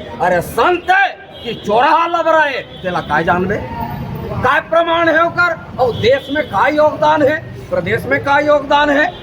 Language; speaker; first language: Hindi; native; Hindi